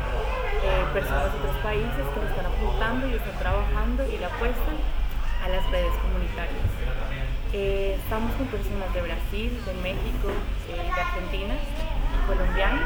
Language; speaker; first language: Spanish; native; Spanish